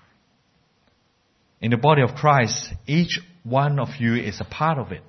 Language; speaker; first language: English; non-native, fluent; Cantonese